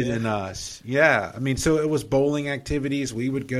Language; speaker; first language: English; native; English